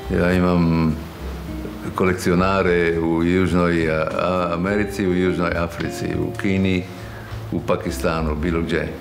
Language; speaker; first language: Croatian; native; Croatian